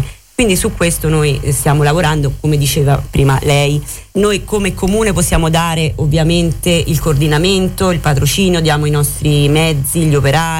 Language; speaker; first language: Italian; native; Italian